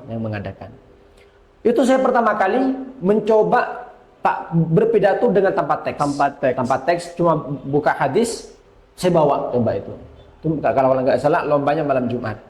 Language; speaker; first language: Indonesian; non-native, local second language; Madurese